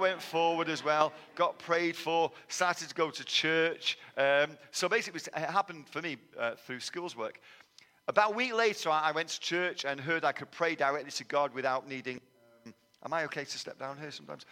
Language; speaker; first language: English; native; English